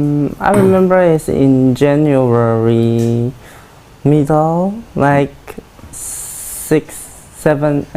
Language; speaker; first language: English; non-native, learner; Chinese